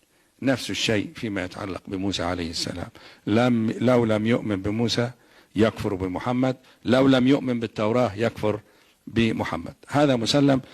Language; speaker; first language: Arabic; native; Arabic